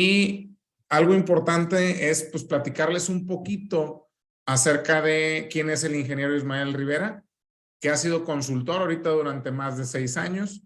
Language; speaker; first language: Spanish; native; Spanish